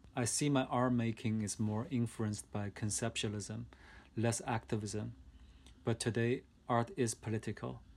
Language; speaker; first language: English; non-native, fluent; Chinese